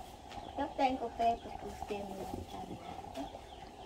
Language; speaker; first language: Spanish; non-native, local second language; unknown